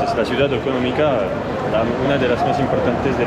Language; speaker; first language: Spanish; non-native, fluent; French